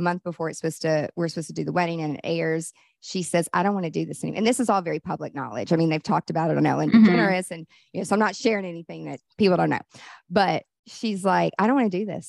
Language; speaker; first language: English; native; English